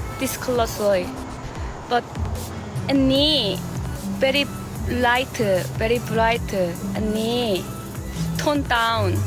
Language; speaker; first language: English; non-native, learner; Korean